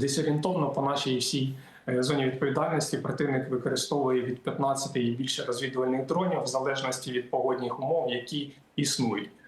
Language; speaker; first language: Ukrainian; native; Ukrainian